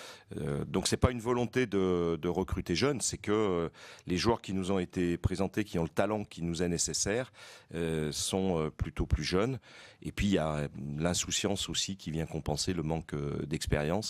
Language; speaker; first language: French; native; French